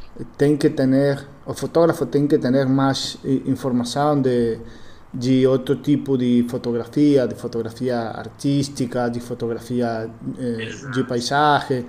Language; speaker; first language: Portuguese; non-native, learner; Spanish